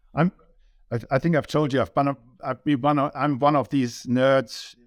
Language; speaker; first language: English; non-native, fluent; German